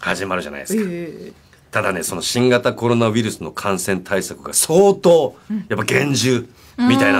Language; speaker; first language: Japanese; native; Japanese